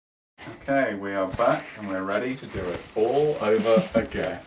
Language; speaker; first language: English; native; English